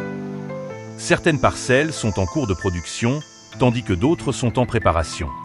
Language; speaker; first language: French; native; French